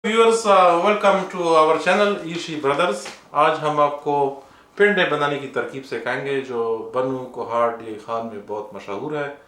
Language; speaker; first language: Urdu; non-native, local second language; Pashto